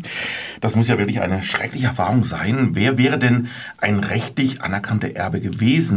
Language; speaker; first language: German; native; German